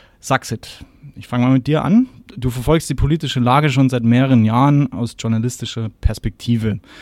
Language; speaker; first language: German; native; German